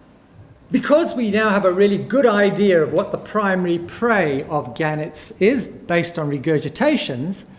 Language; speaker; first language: English; native; English